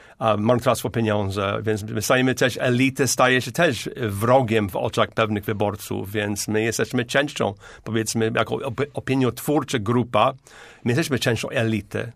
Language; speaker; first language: Polish; non-native, fluent; English